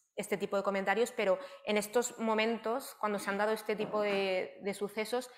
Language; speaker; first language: Spanish; native; Spanish